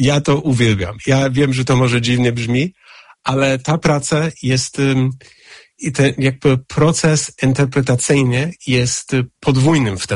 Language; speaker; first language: Polish; non-native, fluent; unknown